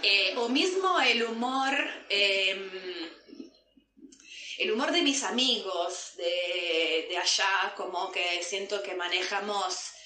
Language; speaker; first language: Spanish; non-native, fluent; Italian